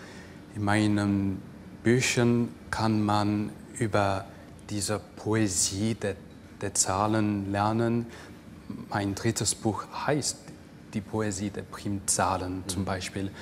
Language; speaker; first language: German; non-native, fluent; English